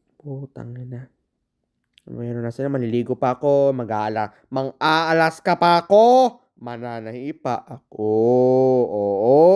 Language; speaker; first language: Filipino; non-native, local second language; Iloko